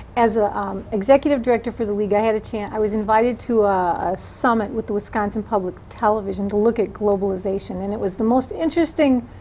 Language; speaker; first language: English; native; English